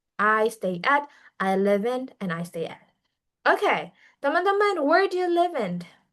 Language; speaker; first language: English; non-native, fluent; Indonesian